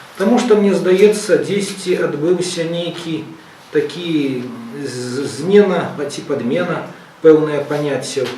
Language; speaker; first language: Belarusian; non-native, local second language; Russian